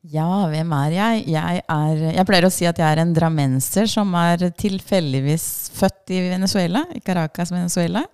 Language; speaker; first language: Norwegian; non-native, fluent; Spanish